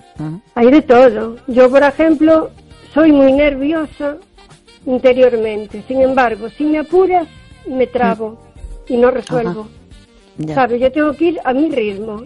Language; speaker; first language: Spanish; native; Spanish